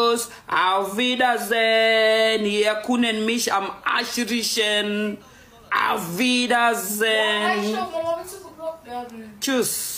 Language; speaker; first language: German; non-native, learner; Swahili